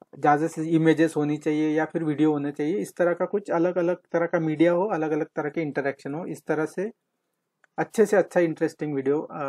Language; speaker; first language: Hindi; non-native, local second language; Marathi